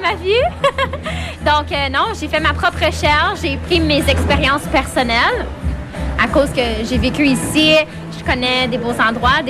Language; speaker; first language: French; native; French